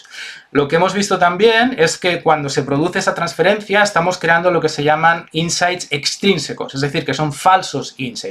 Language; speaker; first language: Spanish; native; Spanish